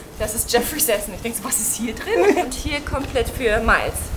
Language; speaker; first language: German; native; German